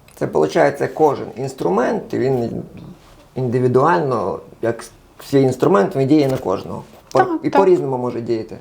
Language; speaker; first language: Ukrainian; non-native, local second language; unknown